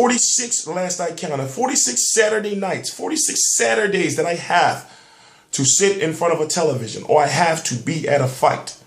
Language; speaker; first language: English; native; English